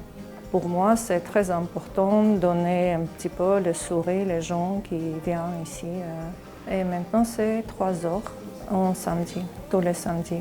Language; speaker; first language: French; non-native, learner; Armenian